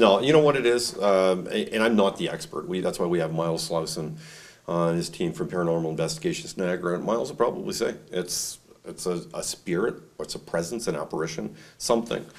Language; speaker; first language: English; native; English